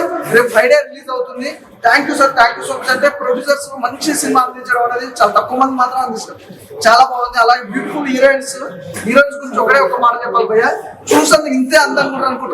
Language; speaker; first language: Telugu; native; Telugu